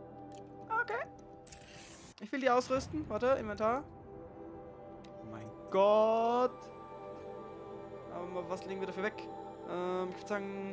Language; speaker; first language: German; native; German